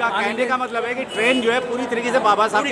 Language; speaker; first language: Hindi; native; Hindi